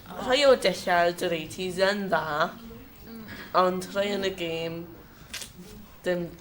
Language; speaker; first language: Welsh; non-native, local second language; English